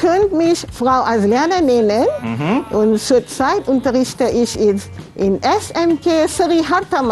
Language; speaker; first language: German; non-native, fluent; Malay